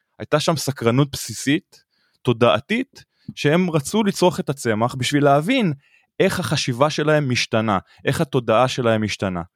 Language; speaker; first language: Hebrew; native; Hebrew